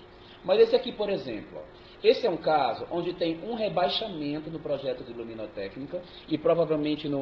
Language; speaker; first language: Portuguese; native; Portuguese